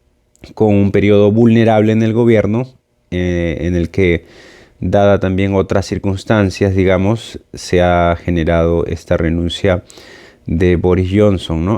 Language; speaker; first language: Spanish; native; Spanish